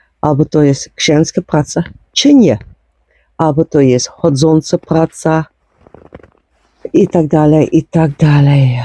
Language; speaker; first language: Polish; non-native, learner; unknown